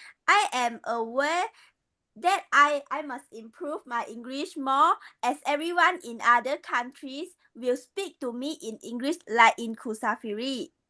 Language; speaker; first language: English; non-native, learner; Malay